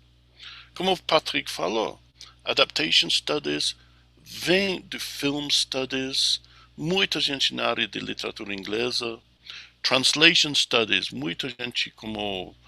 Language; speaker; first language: Portuguese; non-native, fluent; English